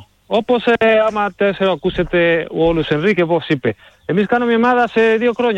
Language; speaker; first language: Greek; non-native, learner; Spanish